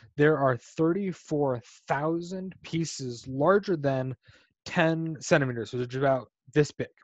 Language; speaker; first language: English; native; English